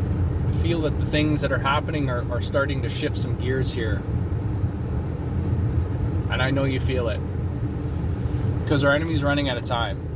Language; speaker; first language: English; native; English